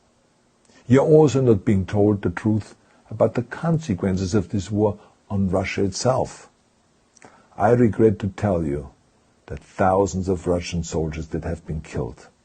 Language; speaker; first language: English; non-native, fluent; German